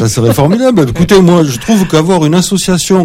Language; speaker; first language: French; native; French